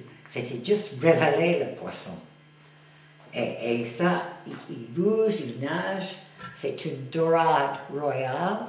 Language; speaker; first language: French; non-native, fluent; English